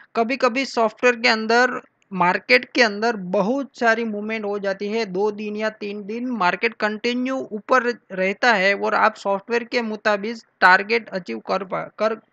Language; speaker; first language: Hindi; non-native, local second language; Gujarati